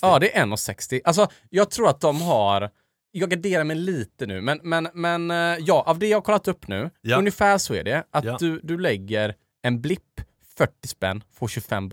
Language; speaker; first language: Swedish; native; Swedish